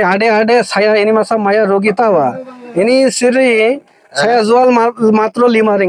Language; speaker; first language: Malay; non-native, learner; Bangla